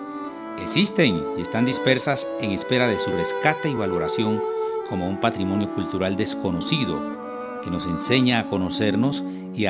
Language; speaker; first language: Spanish; native; Spanish